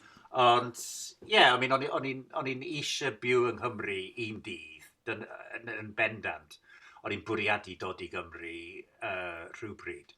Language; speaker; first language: Welsh; non-native, fluent; English